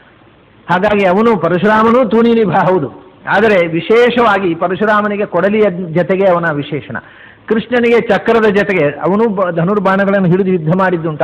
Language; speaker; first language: Kannada; native; Kannada